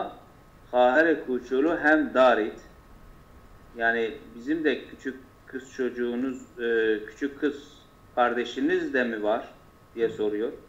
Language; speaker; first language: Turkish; non-native, local second language; Kurdish